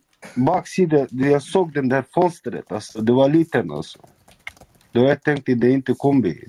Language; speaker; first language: Swedish; non-native, local second language; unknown